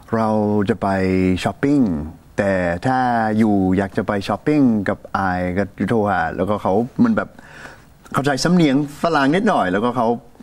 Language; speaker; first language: Thai; non-native, fluent; English